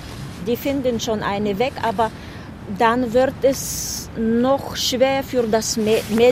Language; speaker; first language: German; non-native, learner; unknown